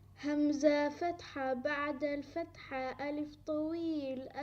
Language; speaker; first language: Arabic; non-native, learner; Somali